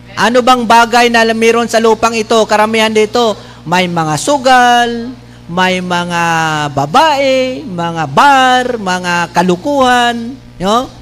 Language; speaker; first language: Filipino; non-native, local second language; Bikol